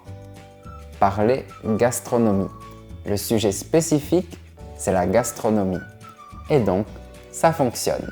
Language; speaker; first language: French; native; French